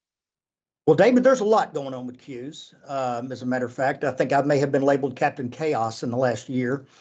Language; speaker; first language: English; native; English